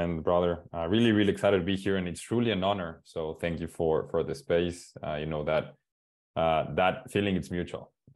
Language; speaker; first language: English; non-native, fluent; Spanish